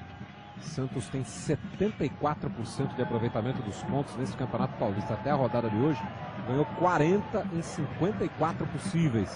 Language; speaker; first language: Portuguese; native; Portuguese